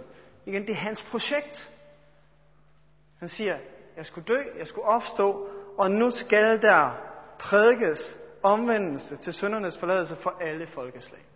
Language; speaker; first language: Danish; native; Danish